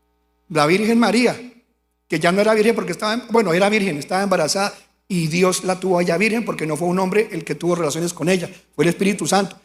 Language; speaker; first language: Spanish; native; Spanish